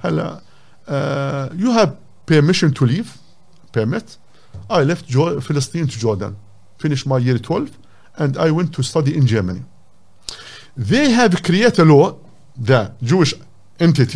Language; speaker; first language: English; non-native, learner; Arabic